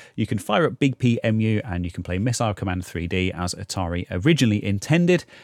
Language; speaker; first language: English; native; English